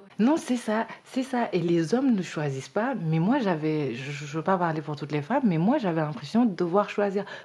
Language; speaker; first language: French; early bilingual, other home language; Wolof